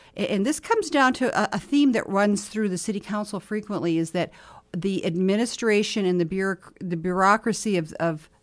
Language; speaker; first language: English; native; English